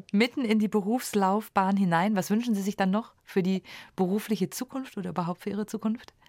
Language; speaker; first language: German; native; German